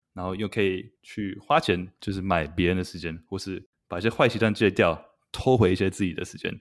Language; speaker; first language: Chinese; native; Chinese